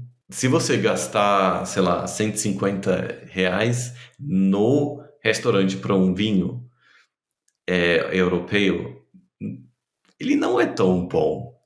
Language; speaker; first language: Portuguese; non-native, fluent; German